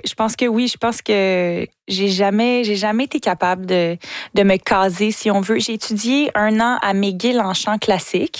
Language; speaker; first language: French; native; French